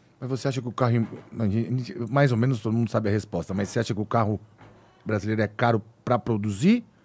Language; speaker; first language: Portuguese; native; Portuguese